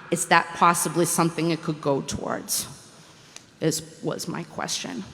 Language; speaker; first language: English; native; English